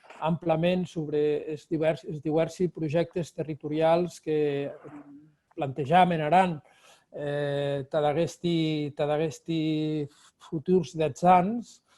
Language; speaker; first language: Catalan; non-native, local second language; Occitan